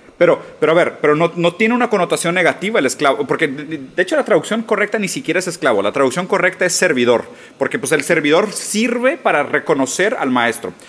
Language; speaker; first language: Spanish; early bilingual, other home language; Portuguese